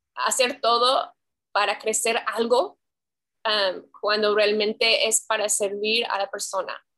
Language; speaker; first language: Spanish; non-native, fluent; English